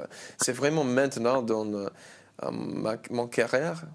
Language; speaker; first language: French; non-native, learner; English